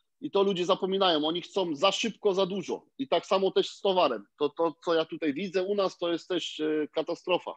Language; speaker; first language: Polish; early bilingual, heritage; Polish